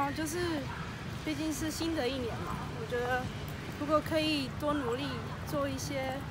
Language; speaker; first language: Chinese; early bilingual, other home language; Spanish